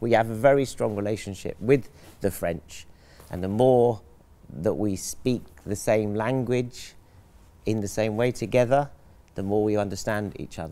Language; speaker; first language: English; native; English